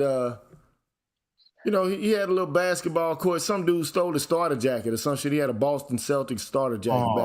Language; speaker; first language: English; native; English